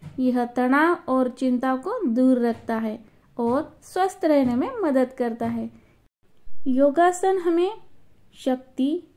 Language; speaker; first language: Hindi; non-native, local second language; Marathi